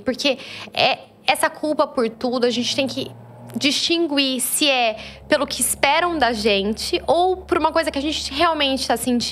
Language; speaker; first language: Portuguese; native; Portuguese